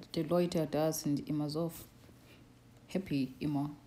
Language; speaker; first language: German; non-native, learner; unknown